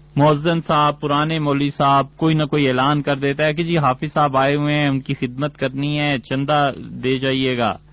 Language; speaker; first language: Urdu; non-native, local second language; Punjabi